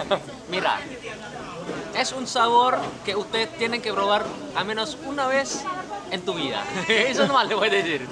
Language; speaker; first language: Spanish; non-native, learner; Indonesian